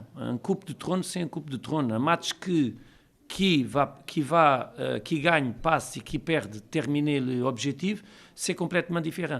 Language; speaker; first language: French; non-native, learner; Portuguese